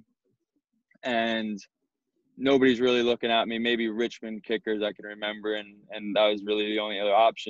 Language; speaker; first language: English; native; English